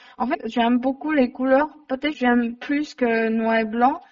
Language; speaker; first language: French; non-native, learner; Chinese